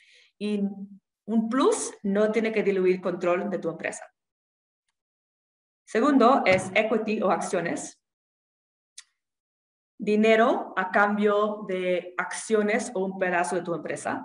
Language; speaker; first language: Spanish; non-native, fluent; English